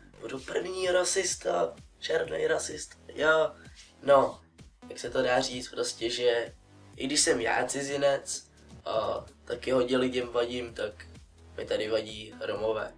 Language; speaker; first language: Czech; early bilingual, other home language; Russian